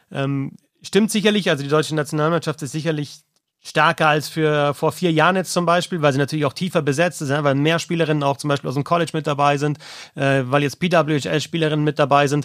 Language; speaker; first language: German; native; German